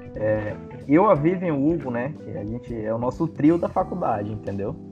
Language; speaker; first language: Portuguese; native; Portuguese